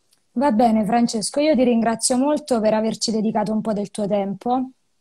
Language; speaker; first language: Italian; native; Italian